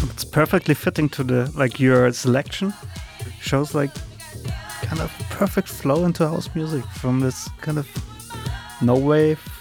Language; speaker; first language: English; non-native, fluent; German